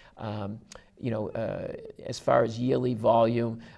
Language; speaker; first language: English; native; English